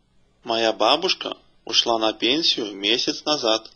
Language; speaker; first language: Russian; native; Russian